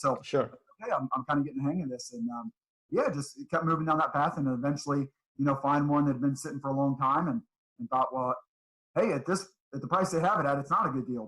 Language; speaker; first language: English; native; English